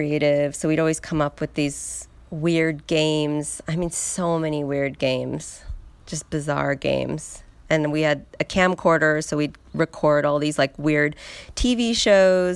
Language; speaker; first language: English; native; English